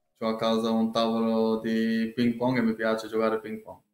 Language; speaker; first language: Italian; non-native, learner; Albanian